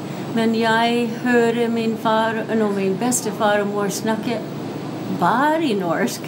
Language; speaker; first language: Norwegian; early bilingual, heritage; English